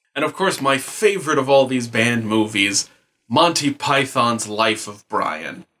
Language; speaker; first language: English; native; English